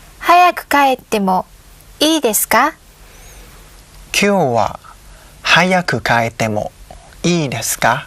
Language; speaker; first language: Japanese; non-native, learner; Thai